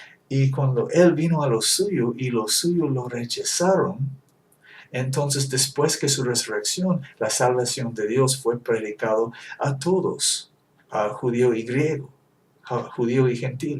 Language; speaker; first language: Spanish; non-native, fluent; English